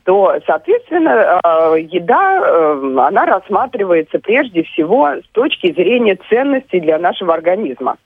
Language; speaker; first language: Russian; native; Russian